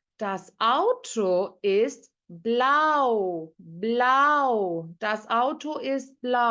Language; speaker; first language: German; non-native, fluent; Turkish